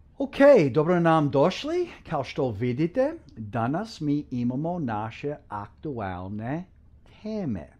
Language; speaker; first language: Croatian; early bilingual, heritage; Croatian